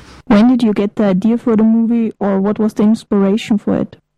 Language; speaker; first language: English; non-native, fluent; German